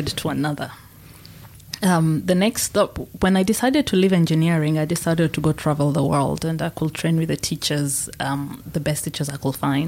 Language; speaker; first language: English; non-native, local second language; Meru